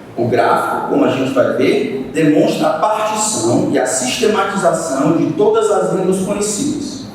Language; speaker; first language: Portuguese; native; Portuguese